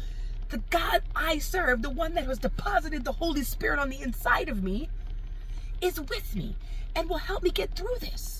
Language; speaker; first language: English; native; English